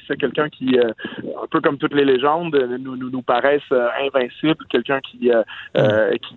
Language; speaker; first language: French; native; French